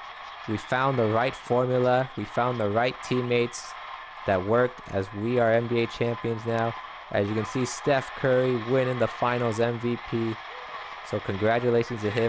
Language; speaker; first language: English; native; English